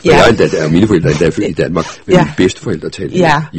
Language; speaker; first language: Danish; native; Danish